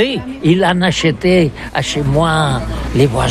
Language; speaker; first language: French; non-native, learner; Catalan